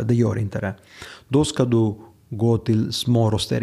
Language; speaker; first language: Swedish; non-native, fluent; Greek